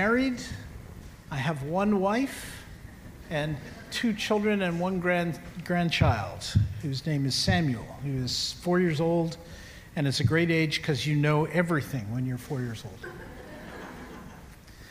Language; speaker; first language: English; native; English